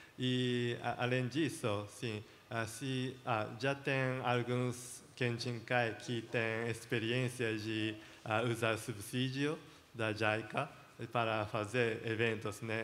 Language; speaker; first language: Portuguese; non-native, learner; Japanese